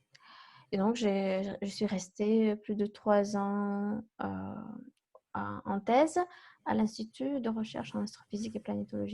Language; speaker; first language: French; non-native, fluent; Kazakh